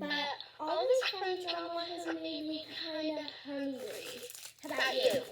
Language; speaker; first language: English; native; English